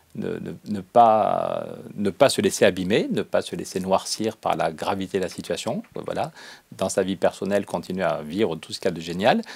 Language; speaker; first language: French; native; French